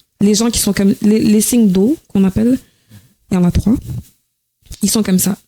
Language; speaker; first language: French; native; French